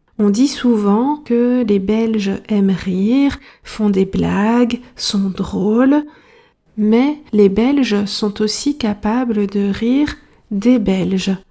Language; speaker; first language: French; native; French